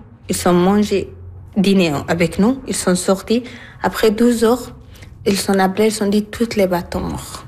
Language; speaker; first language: French; non-native, learner; Arabic